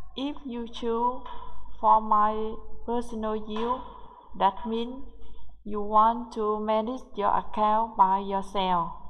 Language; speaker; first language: English; non-native, learner; Vietnamese